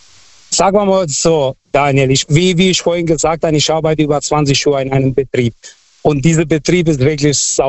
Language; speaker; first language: German; non-native, fluent; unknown